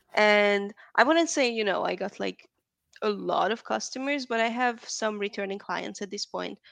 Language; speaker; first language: English; non-native, fluent; Hungarian